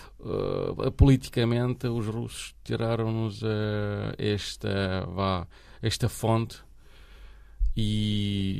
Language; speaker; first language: Portuguese; non-native, fluent; Romanian